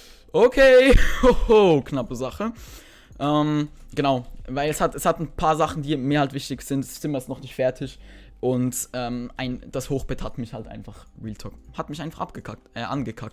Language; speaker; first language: German; native; German